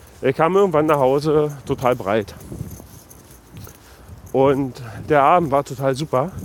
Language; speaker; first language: German; native; German